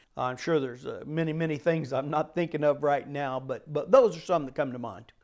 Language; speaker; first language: English; native; English